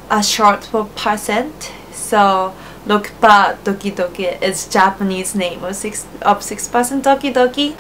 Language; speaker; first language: English; non-native, fluent; Japanese